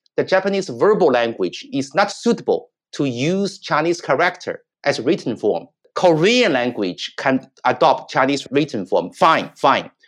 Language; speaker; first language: English; non-native, fluent; Chinese